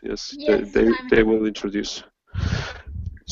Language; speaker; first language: English; non-native, fluent; Turkish